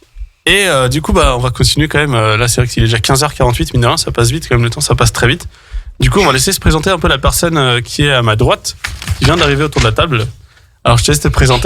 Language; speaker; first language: French; native; French